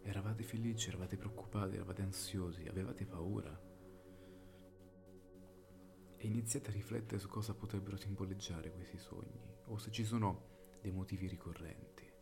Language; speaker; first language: Italian; native; Italian